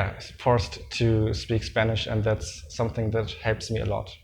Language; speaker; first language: English; non-native, fluent; German